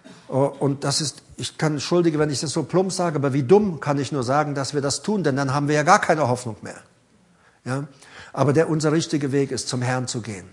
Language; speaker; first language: German; native; German